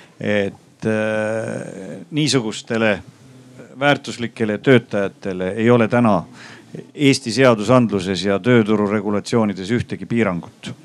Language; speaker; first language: Estonian; native; Estonian